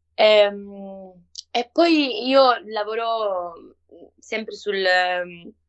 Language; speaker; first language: Italian; non-native, fluent; Spanish